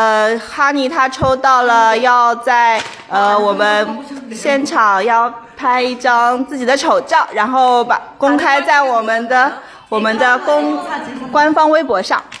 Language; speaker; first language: Chinese; native; Chinese